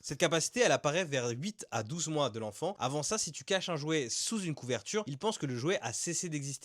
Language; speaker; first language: French; native; French